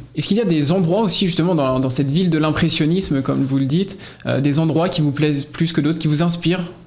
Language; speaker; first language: French; native; French